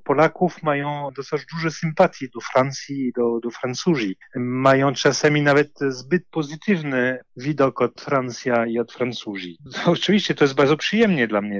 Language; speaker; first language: Polish; non-native, learner; French